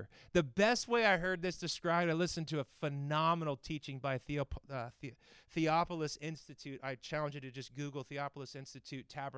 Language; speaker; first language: English; native; English